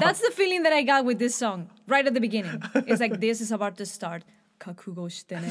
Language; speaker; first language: English; non-native, fluent; Spanish